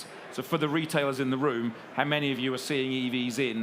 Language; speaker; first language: English; native; English